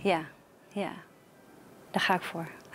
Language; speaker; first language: Dutch; native; Dutch